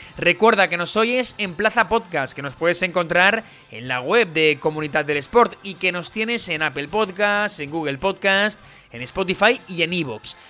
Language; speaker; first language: Spanish; native; Spanish